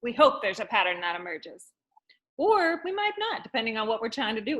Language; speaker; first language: English; native; English